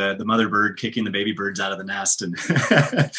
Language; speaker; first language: English; native; English